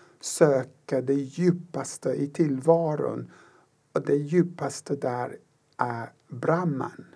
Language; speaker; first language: Swedish; non-native, fluent; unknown